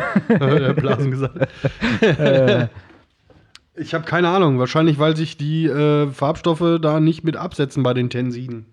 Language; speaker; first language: German; native; German